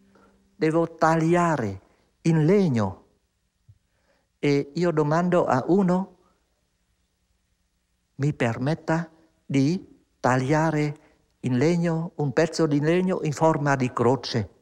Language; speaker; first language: Italian; non-native, fluent; Vietnamese